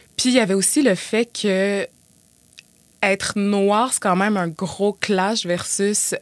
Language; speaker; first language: French; native; French